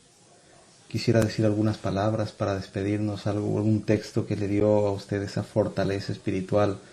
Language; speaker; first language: Spanish; native; Spanish